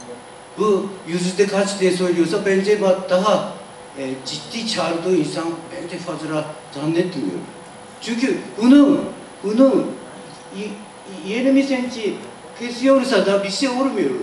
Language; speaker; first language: Turkish; non-native, learner; Japanese